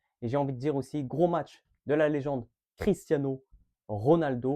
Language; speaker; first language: French; native; French